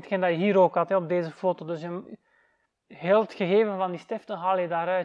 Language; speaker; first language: Dutch; native; Dutch